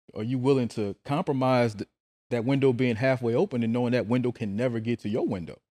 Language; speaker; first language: English; native; English